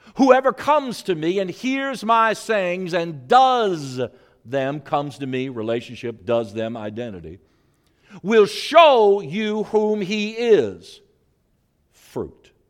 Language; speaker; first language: English; native; English